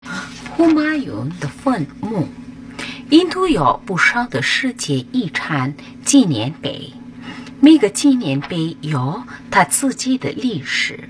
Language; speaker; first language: Chinese; non-native, fluent; Hindi